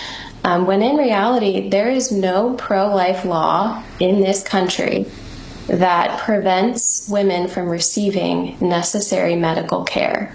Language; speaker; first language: English; native; English